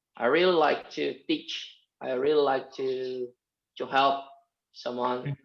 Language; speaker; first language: English; non-native, fluent; Portuguese